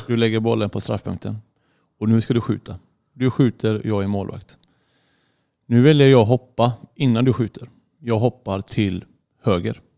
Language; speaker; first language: Swedish; early bilingual, other home language; Arabic